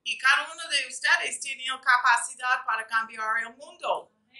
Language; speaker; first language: Spanish; non-native, fluent; English